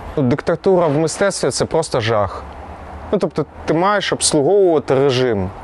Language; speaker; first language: Ukrainian; non-native, local second language; Russian